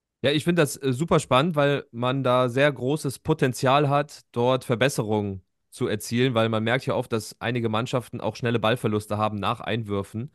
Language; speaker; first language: German; native; German